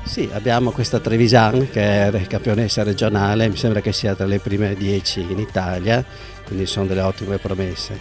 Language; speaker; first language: Italian; native; Italian